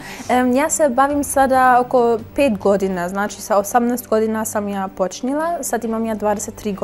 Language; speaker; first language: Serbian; early bilingual, heritage; German